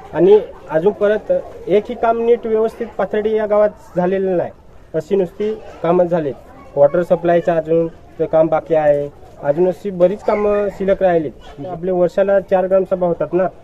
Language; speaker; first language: Marathi; native; Marathi